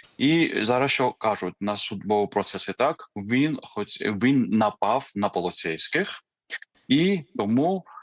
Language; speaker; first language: Ukrainian; non-native, fluent; Georgian